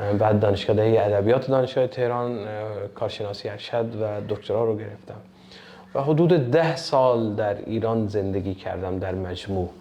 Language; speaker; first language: Persian; non-native, fluent; Punjabi